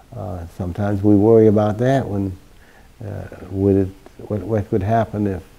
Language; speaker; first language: English; early bilingual, other home language; German